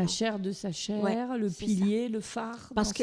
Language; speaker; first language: French; native; French